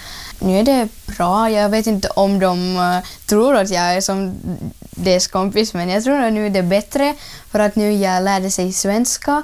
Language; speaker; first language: Swedish; non-native, learner; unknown